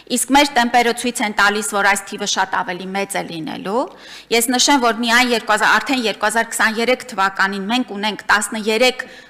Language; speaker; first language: Armenian; native; Armenian